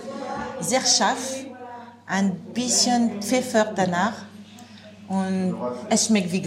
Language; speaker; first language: German; non-native, learner; French